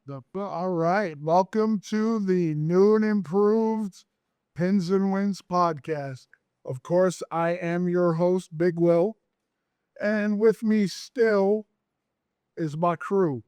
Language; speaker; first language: English; native; English